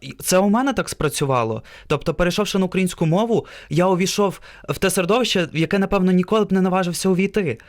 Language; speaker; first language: Ukrainian; non-native, local second language; Russian